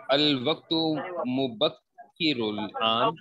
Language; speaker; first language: Arabic; non-native, learner; Urdu